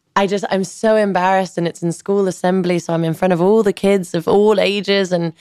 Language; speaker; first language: English; early bilingual, other home language; Albanian